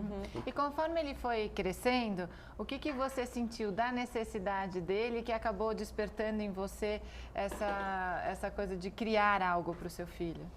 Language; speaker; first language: Portuguese; native; Portuguese